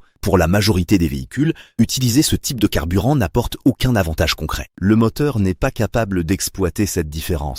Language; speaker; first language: French; native; French